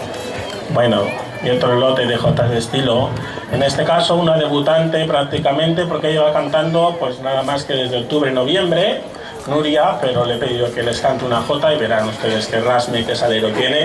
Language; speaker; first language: Spanish; native; Spanish